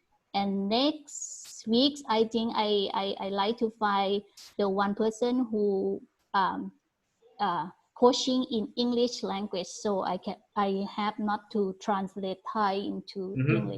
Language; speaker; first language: English; non-native, learner; Thai